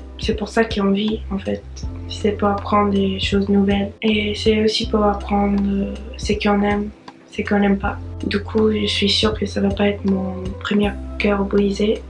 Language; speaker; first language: French; non-native, fluent; English